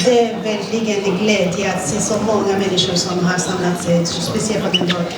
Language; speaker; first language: Swedish; non-native, fluent; Kinyarwanda